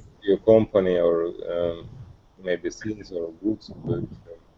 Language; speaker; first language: English; non-native, learner; Russian